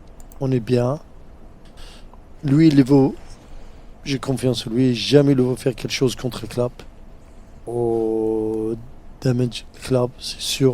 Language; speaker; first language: French; non-native, fluent; Arabic